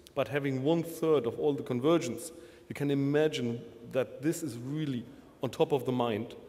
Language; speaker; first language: English; non-native, fluent; German